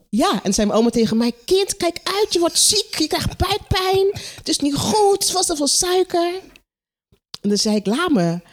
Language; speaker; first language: Dutch; non-native, local second language; Papiamento